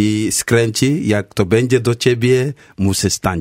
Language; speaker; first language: Polish; non-native, learner; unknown